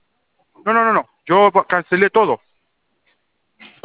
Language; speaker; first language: Spanish; native; Spanish